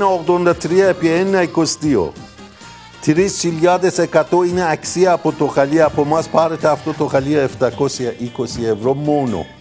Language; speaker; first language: Greek; non-native, learner; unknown